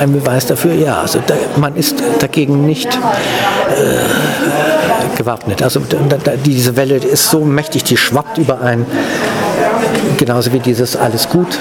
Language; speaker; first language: German; native; German